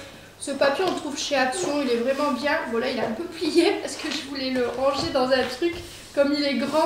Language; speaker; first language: French; native; French